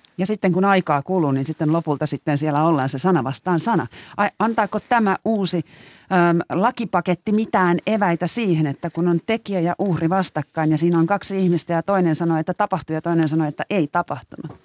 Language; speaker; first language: Finnish; native; Finnish